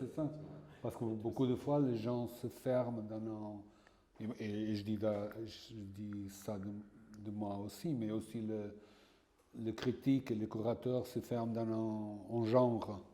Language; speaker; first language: French; non-native, fluent; Portuguese